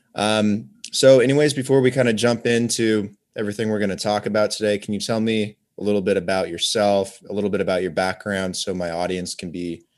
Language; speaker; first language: English; native; English